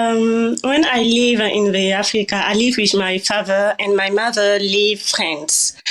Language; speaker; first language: English; non-native, learner; French